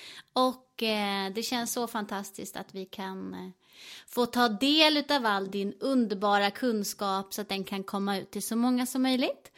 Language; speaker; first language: Swedish; native; Swedish